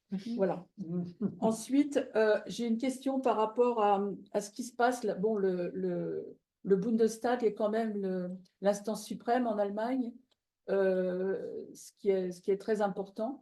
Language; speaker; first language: French; native; French